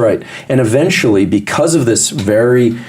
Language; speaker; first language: English; native; English